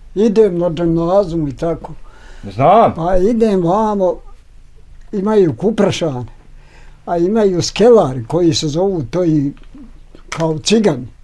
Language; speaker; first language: Bosnian; native; Bosnian